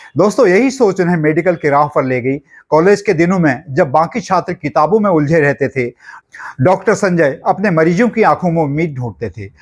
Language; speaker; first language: Hindi; native; Hindi